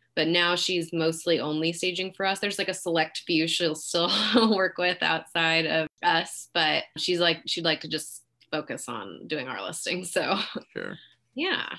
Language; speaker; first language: English; native; English